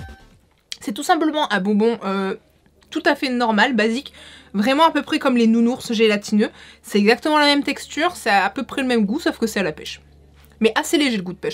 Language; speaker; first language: French; native; French